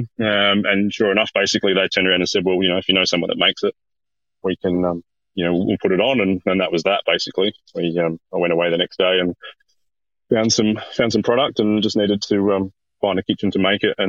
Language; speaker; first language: English; native; English